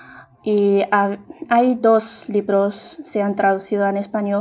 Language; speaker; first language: Spanish; non-native, fluent; Chinese